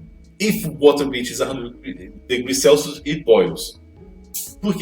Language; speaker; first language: English; non-native, fluent; Portuguese